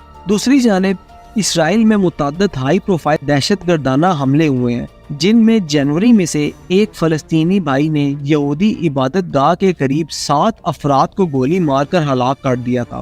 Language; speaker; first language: Urdu; native; Urdu